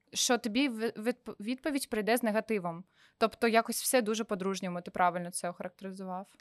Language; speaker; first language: Ukrainian; non-native, local second language; Russian